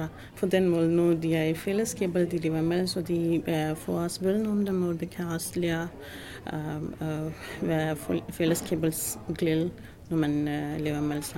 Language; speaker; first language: Danish; non-native, fluent; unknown